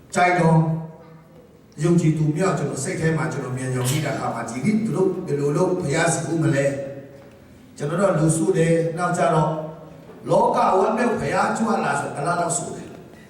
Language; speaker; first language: Burmese; non-native, local second language; Tedim Chin